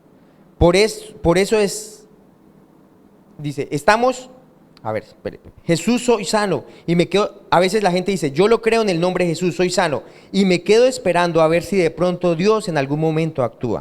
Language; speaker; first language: Spanish; native; Spanish